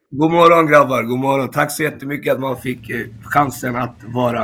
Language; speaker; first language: Swedish; early bilingual, other home language; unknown